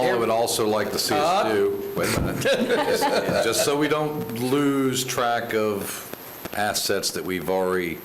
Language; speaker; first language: English; native; English